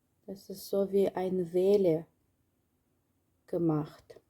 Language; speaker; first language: German; non-native, learner; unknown